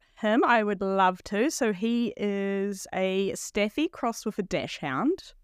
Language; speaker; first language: English; native; English